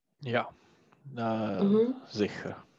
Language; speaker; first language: German; non-native, learner; Czech